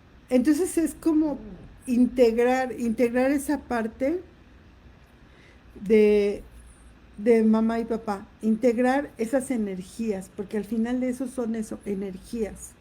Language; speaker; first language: Spanish; native; Spanish